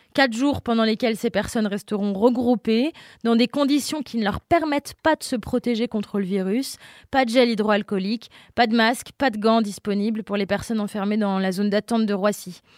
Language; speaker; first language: French; native; French